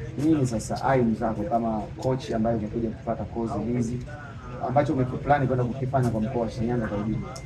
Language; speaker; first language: Swahili; native; Swahili